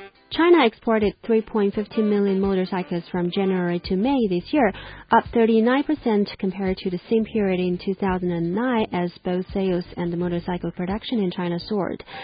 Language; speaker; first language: English; non-native, fluent; Chinese